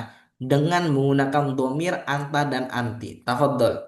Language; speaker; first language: Malay; native; Malay